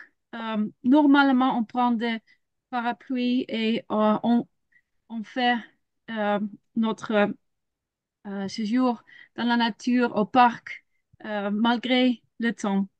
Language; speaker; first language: French; non-native, learner; Dutch